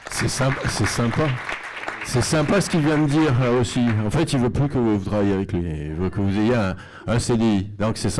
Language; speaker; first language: French; native; French